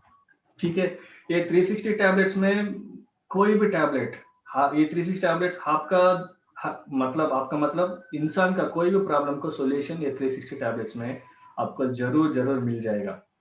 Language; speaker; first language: Hindi; non-native, local second language; Telugu